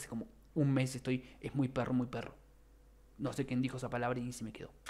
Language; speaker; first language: Spanish; native; Spanish